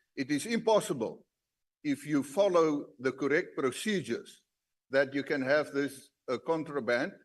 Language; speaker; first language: English; non-native, local second language; Afrikaans